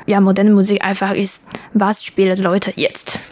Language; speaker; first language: German; non-native, learner; Chinese